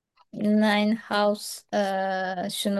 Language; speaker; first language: German; non-native, learner; Turkish